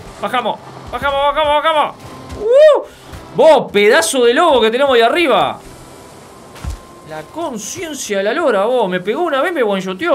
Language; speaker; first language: Spanish; native; Spanish